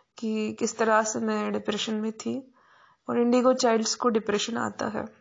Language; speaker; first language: Hindi; non-native, local second language; Marathi